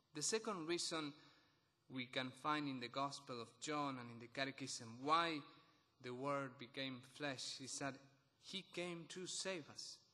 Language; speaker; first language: English; non-native, fluent; Spanish